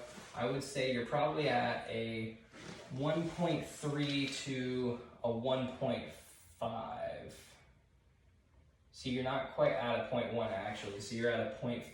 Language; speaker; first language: English; native; English